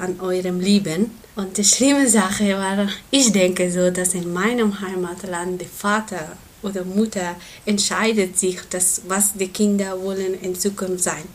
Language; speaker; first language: German; non-native, learner; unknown